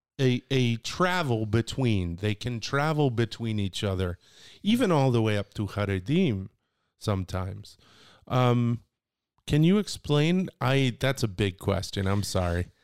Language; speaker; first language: English; native; English